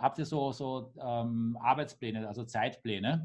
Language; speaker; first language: German; native; German